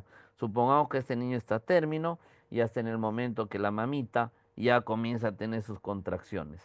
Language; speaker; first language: Spanish; native; Spanish